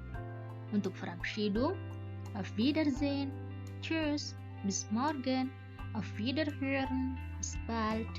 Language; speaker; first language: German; non-native, learner; Indonesian